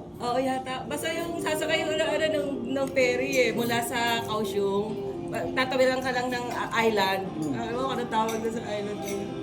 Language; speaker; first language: Filipino; native; Filipino